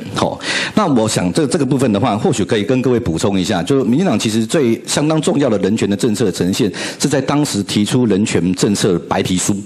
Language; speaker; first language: Chinese; native; Chinese